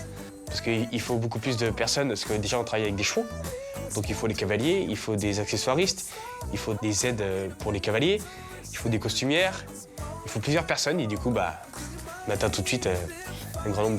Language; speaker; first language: French; native; French